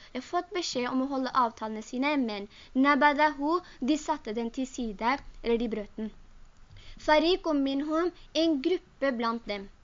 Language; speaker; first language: Norwegian; early bilingual, other home language; Urdu